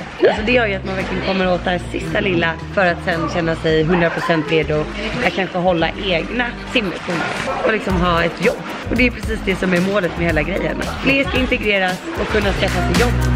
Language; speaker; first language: Swedish; native; Swedish